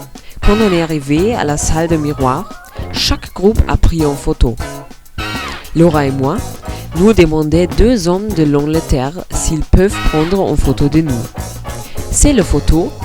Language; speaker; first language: French; non-native, learner; German